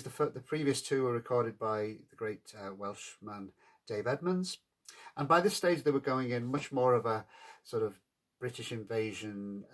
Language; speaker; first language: English; native; English